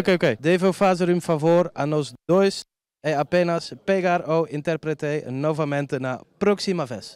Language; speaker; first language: Portuguese; non-native, learner; Dutch